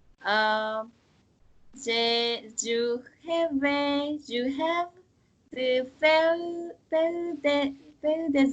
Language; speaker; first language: French; non-native, learner; Korean